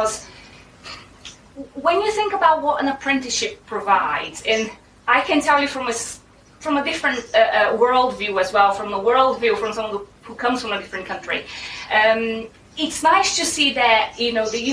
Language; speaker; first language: English; non-native, fluent; Portuguese